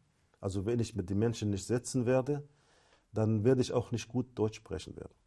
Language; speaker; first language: German; non-native, fluent; Arabic